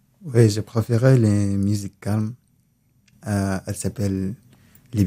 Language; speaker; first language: French; non-native, learner; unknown